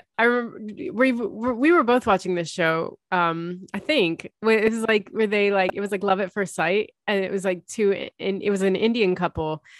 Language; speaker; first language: English; early bilingual, other home language; Arabic